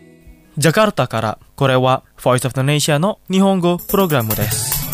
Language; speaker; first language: Japanese; non-native, fluent; Indonesian